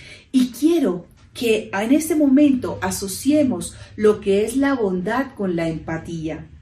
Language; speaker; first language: Spanish; native; Spanish